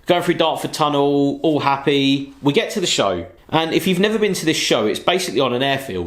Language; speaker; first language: English; native; English